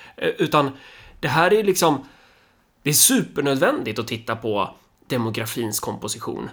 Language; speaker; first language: Swedish; early bilingual, other home language; Somali